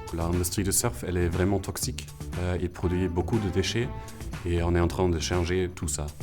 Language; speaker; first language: French; non-native, fluent; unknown